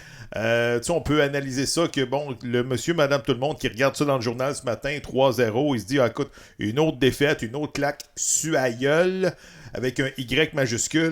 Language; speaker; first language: French; native; French